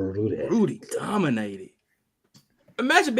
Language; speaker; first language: English; native; English